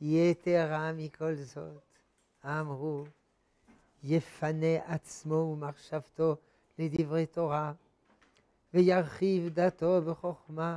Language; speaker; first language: Hebrew; non-native, fluent; French